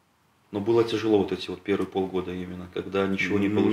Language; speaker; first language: Russian; native; Russian